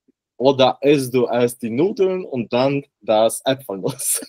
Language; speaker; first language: German; non-native, learner; Polish